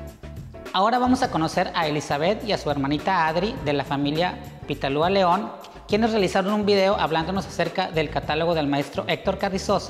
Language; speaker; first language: Spanish; native; Spanish